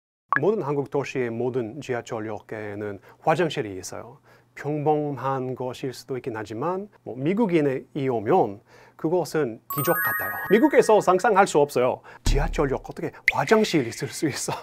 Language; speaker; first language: Korean; non-native, fluent; English